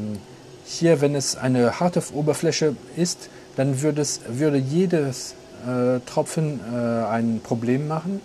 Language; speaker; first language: German; non-native, local second language; French